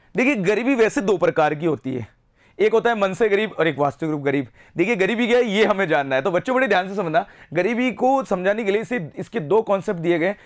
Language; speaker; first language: Hindi; native; Hindi